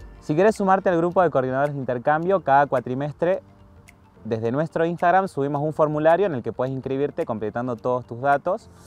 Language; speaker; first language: Spanish; native; Spanish